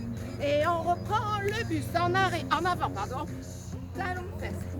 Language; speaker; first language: French; native; French